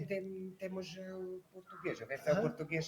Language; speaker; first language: Portuguese; non-native, learner; Hungarian